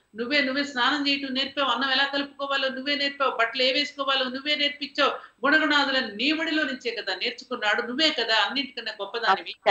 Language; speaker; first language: Telugu; native; Telugu